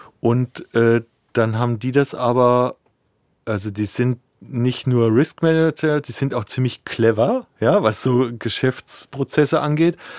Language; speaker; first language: German; native; German